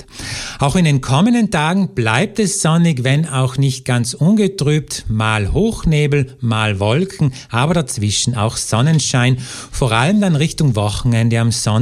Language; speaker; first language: German; native; German